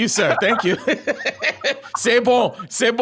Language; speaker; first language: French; non-native, learner; English